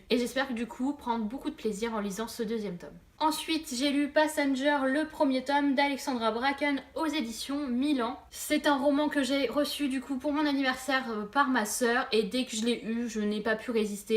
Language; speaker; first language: French; native; French